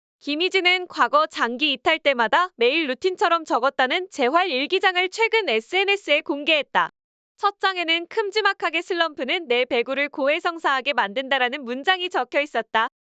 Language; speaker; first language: Korean; native; Korean